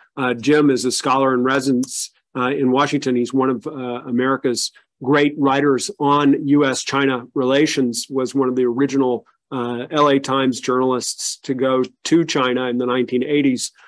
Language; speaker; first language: English; native; English